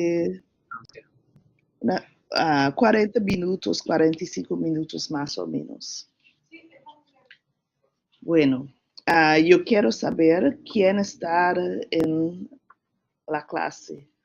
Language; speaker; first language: Spanish; non-native, learner; English